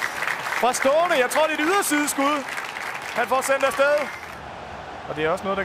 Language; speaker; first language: Danish; native; Danish